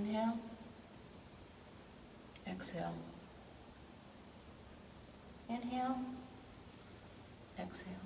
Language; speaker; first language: English; native; English